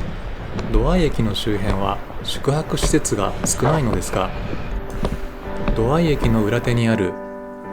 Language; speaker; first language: Japanese; native; Japanese